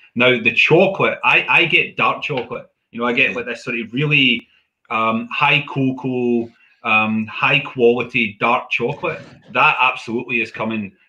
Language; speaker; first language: English; native; English